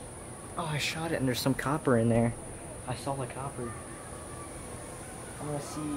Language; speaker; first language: English; native; English